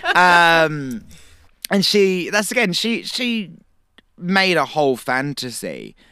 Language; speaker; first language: English; native; English